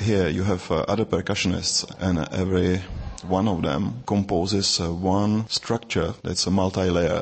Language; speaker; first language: English; non-native, fluent; Czech